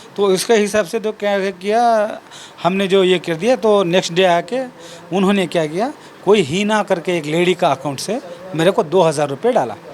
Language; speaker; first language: Hindi; non-native, local second language; Kannada